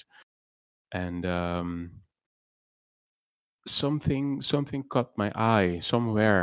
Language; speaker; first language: English; non-native, fluent; Papiamento